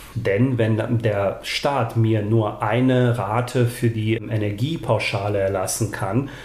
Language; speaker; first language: German; early bilingual, other home language; Bosnian